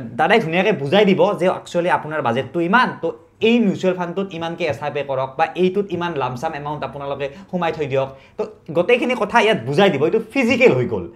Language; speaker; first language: Assamese; native; Assamese